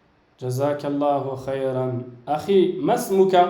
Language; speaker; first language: Arabic; non-native, fluent; French